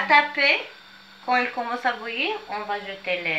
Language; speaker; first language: French; non-native, fluent; Arabic